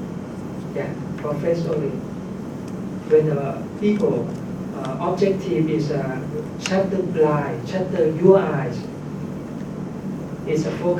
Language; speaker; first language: English; non-native, learner; Thai